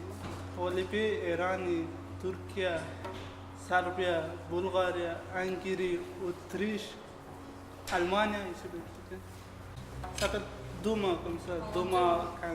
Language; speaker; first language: French; non-native, learner; Pashto